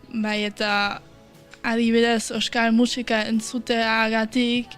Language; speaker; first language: Basque; early bilingual, heritage; Basque